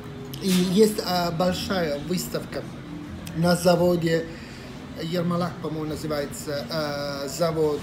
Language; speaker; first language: Russian; non-native, fluent; Italian